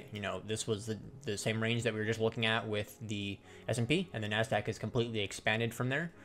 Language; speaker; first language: English; native; English